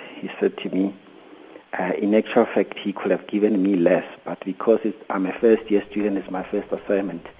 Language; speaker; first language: English; non-native, local second language; Venda